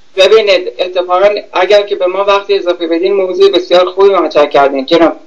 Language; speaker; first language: Persian; native; Persian